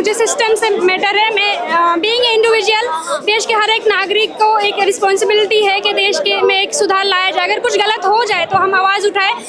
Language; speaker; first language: Hindi; non-native, local second language; Assamese